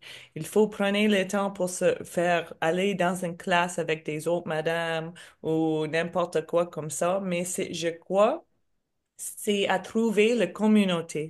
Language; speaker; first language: French; non-native, learner; English